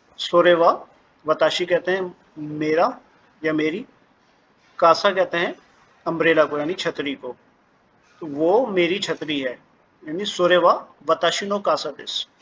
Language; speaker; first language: Urdu; native; Urdu